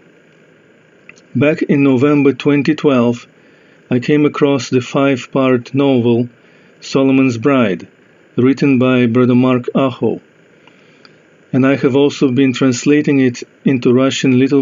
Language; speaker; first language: English; non-native, fluent; Russian